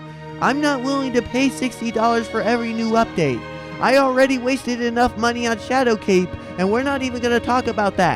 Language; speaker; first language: English; native; English